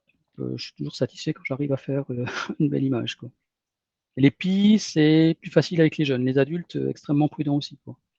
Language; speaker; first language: French; native; French